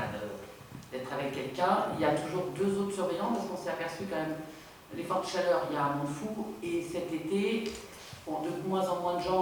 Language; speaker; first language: French; native; French